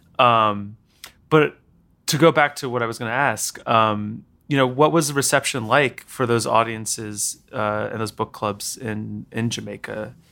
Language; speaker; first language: English; native; English